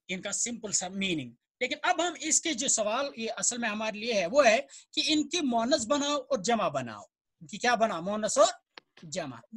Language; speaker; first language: Hindi; non-native, local second language; Kashmiri